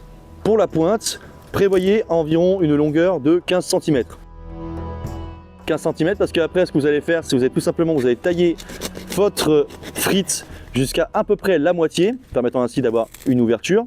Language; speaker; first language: French; native; French